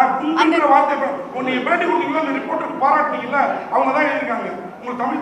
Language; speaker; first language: Tamil; native; Tamil